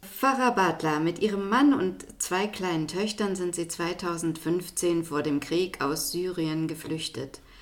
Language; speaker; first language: German; native; German